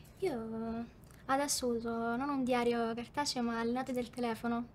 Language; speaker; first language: Italian; native; Italian